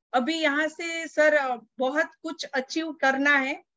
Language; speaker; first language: Hindi; non-native, local second language; Gujarati